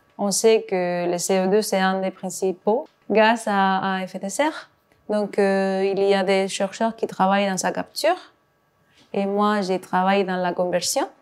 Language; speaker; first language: French; non-native, fluent; Spanish